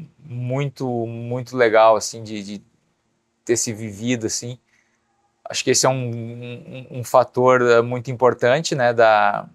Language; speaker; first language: Portuguese; native; Portuguese